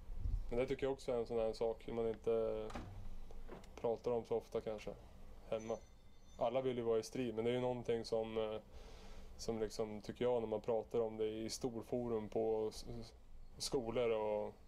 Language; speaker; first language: Swedish; native; Swedish